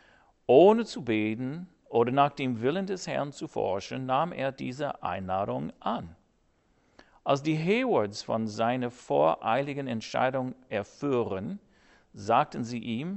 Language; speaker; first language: German; non-native, fluent; English